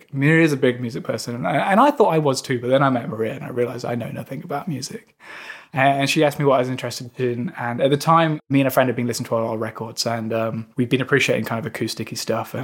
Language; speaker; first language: English; native; English